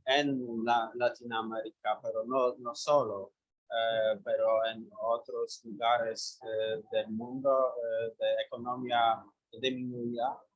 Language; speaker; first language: Spanish; non-native, learner; Polish